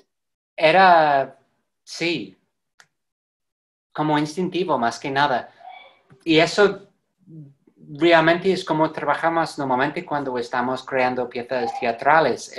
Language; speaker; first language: Spanish; non-native, fluent; English